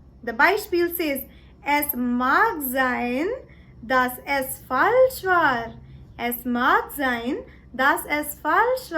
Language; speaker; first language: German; non-native, learner; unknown